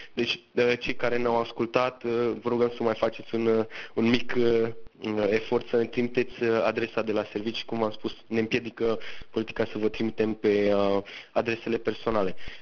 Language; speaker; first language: Romanian; native; Romanian